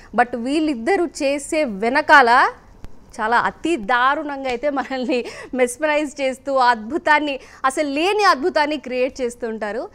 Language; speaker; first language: Telugu; native; Telugu